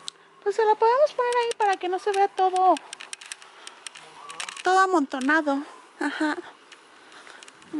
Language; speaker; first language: Spanish; native; Spanish